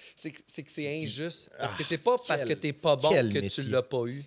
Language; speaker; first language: French; native; French